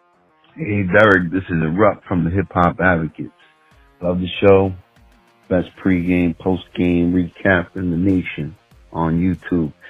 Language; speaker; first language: English; native; English